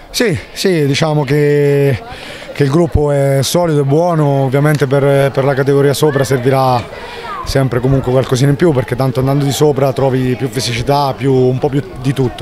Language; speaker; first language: Italian; native; Italian